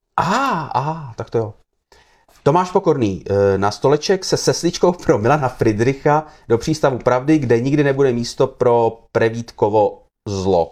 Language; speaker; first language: Czech; native; Czech